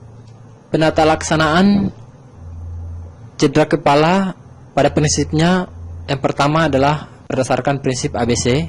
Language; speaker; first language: Indonesian; native; Indonesian